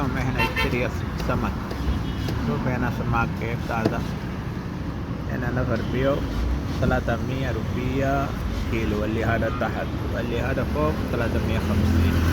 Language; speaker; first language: Arabic; non-native, learner; Punjabi